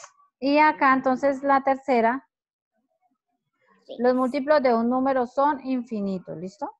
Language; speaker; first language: Spanish; native; Spanish